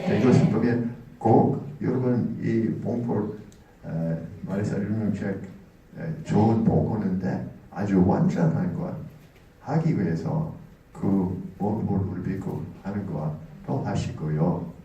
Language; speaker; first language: Korean; non-native, learner; English